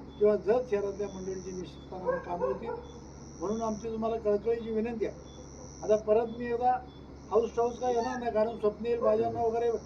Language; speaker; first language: Marathi; native; Marathi